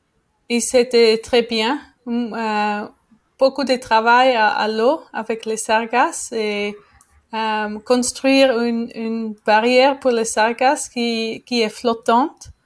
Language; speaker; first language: French; non-native, learner; Spanish